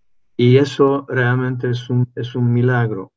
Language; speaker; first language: Spanish; non-native, fluent; Hungarian